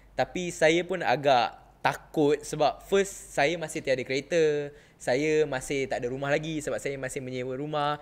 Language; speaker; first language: Malay; native; Malay